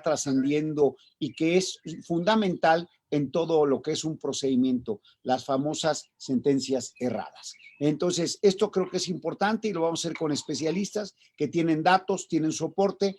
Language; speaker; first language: Spanish; native; Spanish